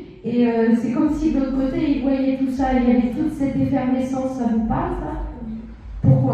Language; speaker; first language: French; native; French